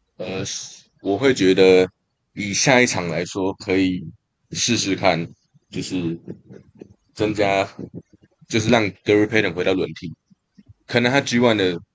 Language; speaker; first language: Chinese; native; Chinese